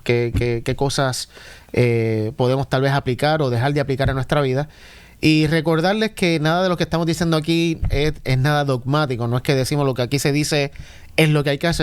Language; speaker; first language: Spanish; native; Spanish